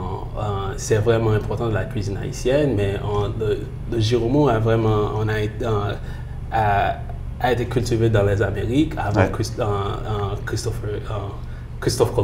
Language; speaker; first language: French; early bilingual, heritage; French